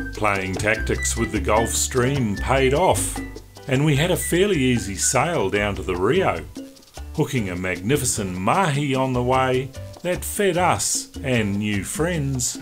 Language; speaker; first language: English; native; English